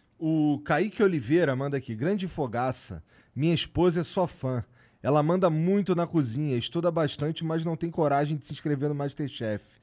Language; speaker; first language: Portuguese; native; Portuguese